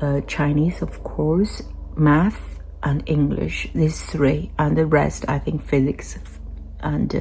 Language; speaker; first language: English; non-native, fluent; Chinese